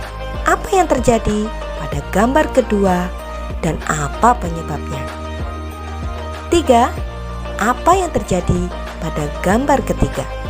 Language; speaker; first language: Indonesian; native; Indonesian